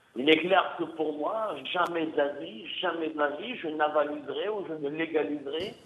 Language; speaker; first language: French; non-native, local second language; Arabic